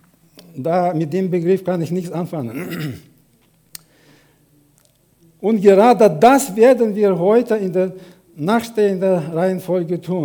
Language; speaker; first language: German; non-native, fluent; Russian